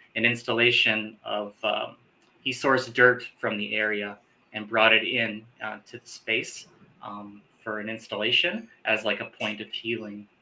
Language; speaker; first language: English; native; English